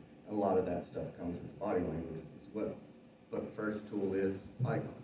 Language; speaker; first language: English; native; English